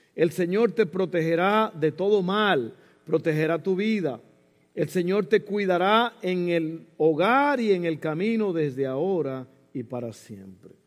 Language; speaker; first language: Spanish; early bilingual, heritage; Spanish